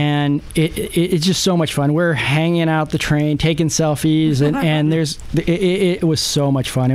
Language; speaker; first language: English; native; English